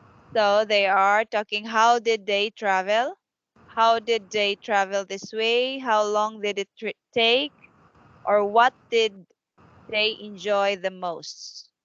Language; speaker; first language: English; non-native, fluent; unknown